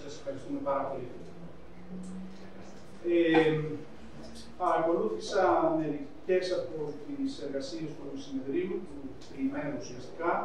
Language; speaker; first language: Greek; native; Greek